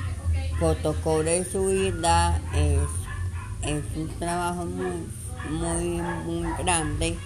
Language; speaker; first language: Spanish; non-native, learner; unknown